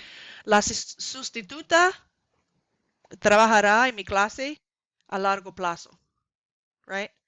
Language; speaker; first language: Spanish; non-native, learner; English